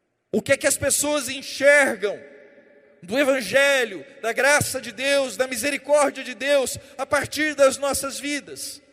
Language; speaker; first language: Portuguese; native; Portuguese